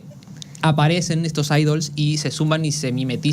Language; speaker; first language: Spanish; native; Spanish